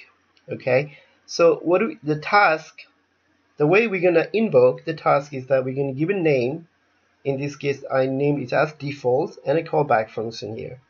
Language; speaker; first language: English; non-native, fluent; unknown